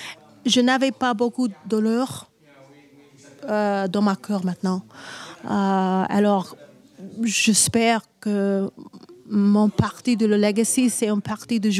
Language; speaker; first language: French; non-native, learner; English